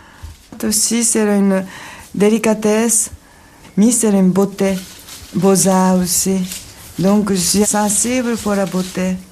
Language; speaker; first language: French; non-native, learner; Japanese